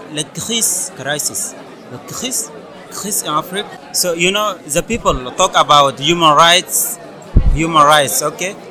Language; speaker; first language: French; non-native, fluent; Arabic